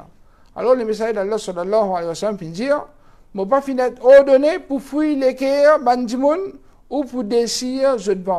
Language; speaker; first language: French; non-native, local second language; Morisyen